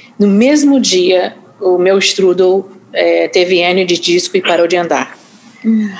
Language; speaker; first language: Portuguese; non-native, fluent; English